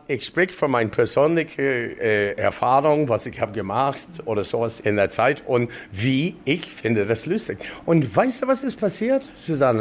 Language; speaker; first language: German; non-native, fluent; English